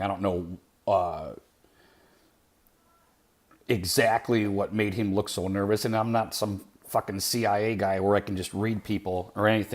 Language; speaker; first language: English; native; English